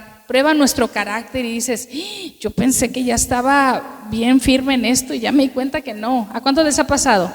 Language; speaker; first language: Spanish; native; Spanish